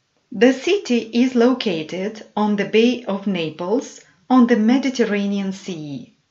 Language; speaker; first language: English; non-native, fluent; Romanian